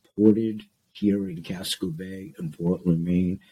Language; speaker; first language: English; native; English